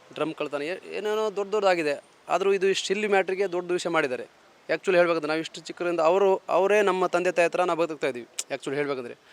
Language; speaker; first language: Kannada; non-native, local second language; Lambadi